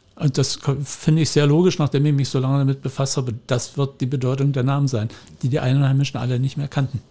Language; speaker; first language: German; native; German